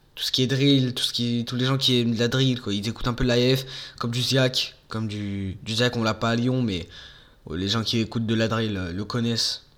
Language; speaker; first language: French; native; French